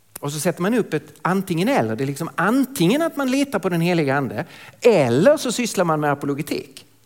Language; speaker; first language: Swedish; native; Swedish